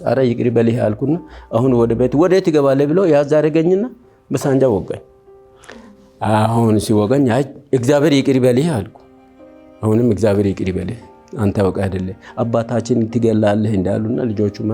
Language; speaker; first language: Amharic; non-native, local second language; Sidamo